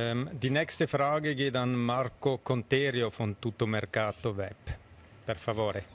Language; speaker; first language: German; native; German